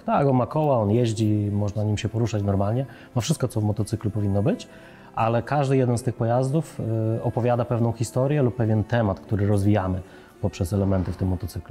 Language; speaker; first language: Polish; native; Polish